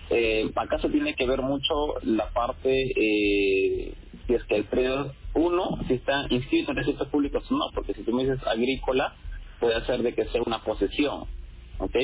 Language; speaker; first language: Spanish; native; Spanish